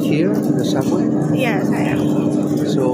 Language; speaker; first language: English; non-native, learner; Ukrainian